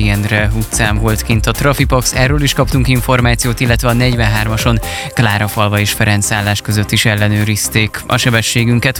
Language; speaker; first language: Hungarian; native; Hungarian